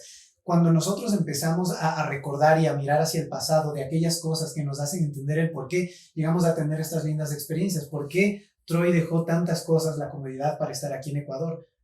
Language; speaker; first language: Spanish; native; Spanish